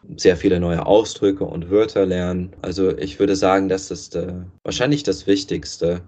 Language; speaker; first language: German; non-native, fluent; English